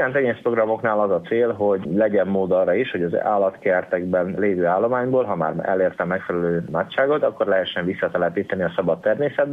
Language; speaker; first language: Hungarian; native; Hungarian